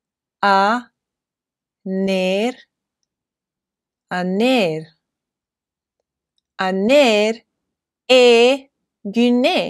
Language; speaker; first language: Greek; non-native, fluent; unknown